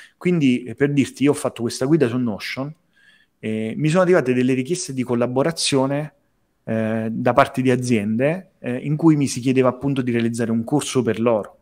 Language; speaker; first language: Italian; native; Italian